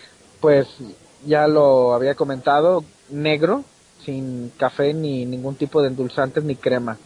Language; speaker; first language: Spanish; native; Spanish